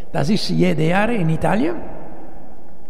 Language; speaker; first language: German; non-native, learner; Italian